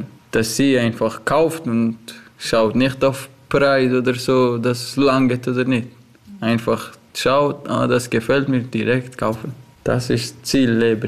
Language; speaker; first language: German; non-native, learner; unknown